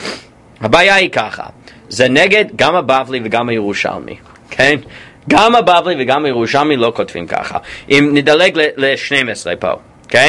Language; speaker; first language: Hebrew; non-native, fluent; English